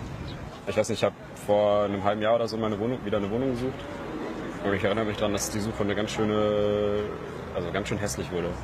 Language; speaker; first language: German; native; German